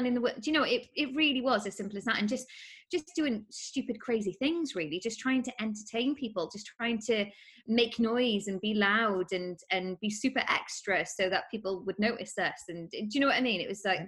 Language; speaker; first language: English; native; English